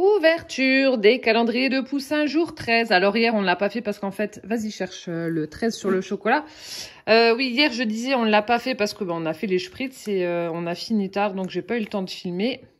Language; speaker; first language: French; native; French